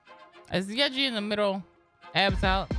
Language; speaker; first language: English; native; English